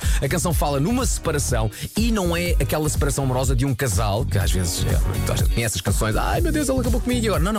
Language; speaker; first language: Portuguese; native; Portuguese